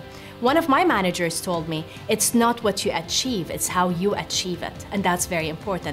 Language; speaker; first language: English; non-native, fluent; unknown